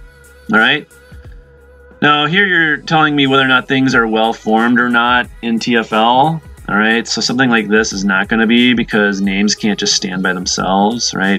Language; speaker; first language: English; native; English